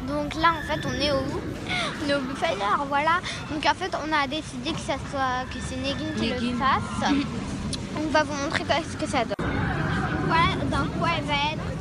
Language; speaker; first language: French; native; French